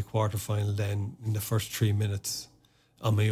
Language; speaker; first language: English; non-native, local second language; Irish